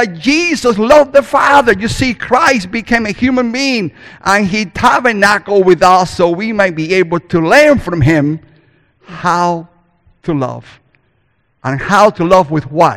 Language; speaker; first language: English; non-native, fluent; Spanish